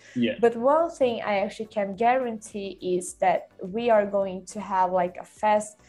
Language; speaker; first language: English; non-native, fluent; Swedish